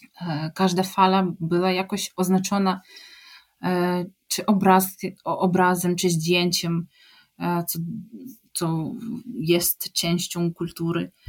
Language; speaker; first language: Polish; non-native, fluent; Ukrainian